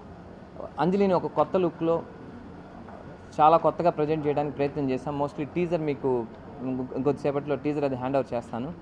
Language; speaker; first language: Telugu; native; Telugu